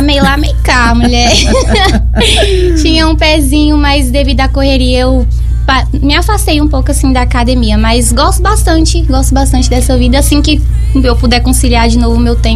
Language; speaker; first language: Portuguese; native; Portuguese